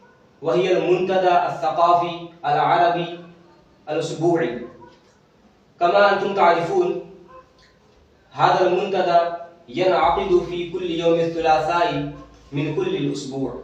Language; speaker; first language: Arabic; non-native, fluent; Urdu